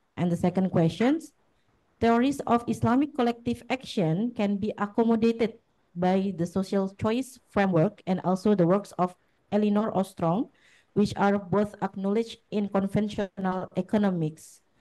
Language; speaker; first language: English; non-native, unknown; Indonesian